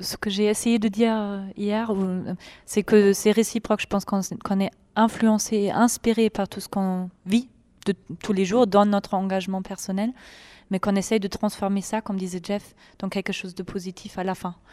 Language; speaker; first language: French; non-native, fluent; German